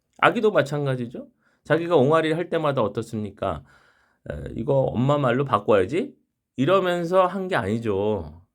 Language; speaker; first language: Korean; native; Korean